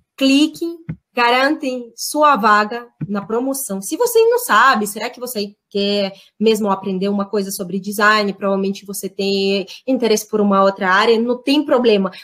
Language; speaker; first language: Portuguese; non-native, fluent; Russian